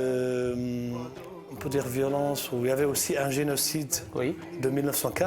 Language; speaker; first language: French; non-native, fluent; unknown